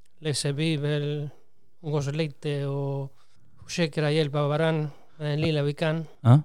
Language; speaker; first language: Swedish; non-native, fluent; Spanish